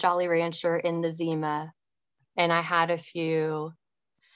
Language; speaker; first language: English; native; English